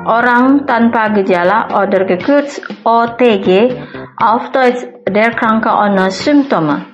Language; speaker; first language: German; non-native, fluent; Indonesian